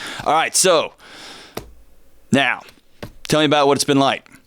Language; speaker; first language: English; native; English